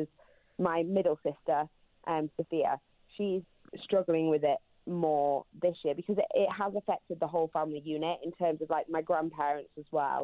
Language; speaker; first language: English; native; English